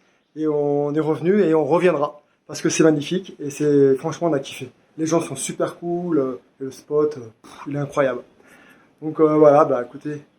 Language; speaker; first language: French; native; French